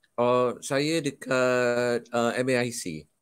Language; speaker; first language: Malay; native; Malay